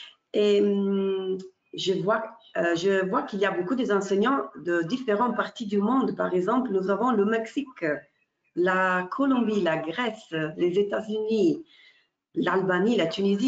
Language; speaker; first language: French; non-native, fluent; Italian